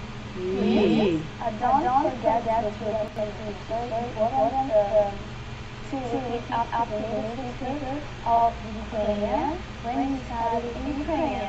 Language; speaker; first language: English; non-native, learner; Ukrainian